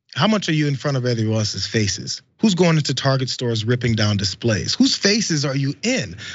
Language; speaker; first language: English; native; English